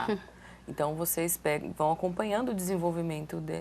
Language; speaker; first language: Portuguese; native; Portuguese